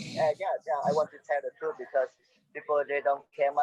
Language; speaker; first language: English; non-native, fluent; Vietnamese